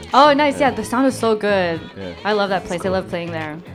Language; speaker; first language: English; native; English